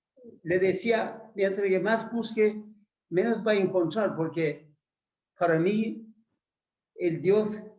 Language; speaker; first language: Spanish; non-native, learner; Persian